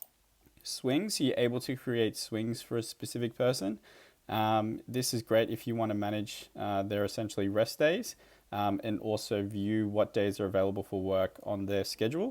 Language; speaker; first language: English; native; English